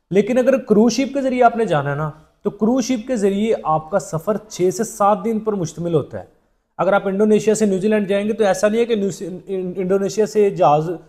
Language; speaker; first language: Urdu; native; Urdu